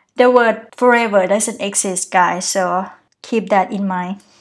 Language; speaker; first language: English; non-native, fluent; Thai